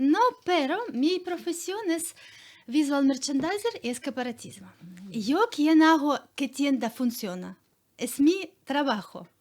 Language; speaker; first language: Spanish; non-native, learner; Ukrainian